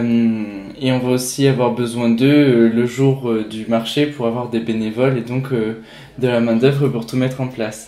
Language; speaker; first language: French; native; French